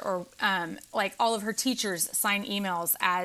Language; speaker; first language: English; native; English